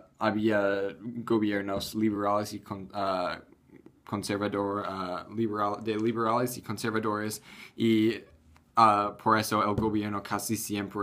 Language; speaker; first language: Spanish; non-native, learner; English